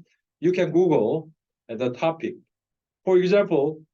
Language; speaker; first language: English; non-native, fluent; Korean